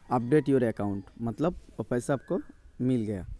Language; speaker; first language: Hindi; non-native, local second language; Bangla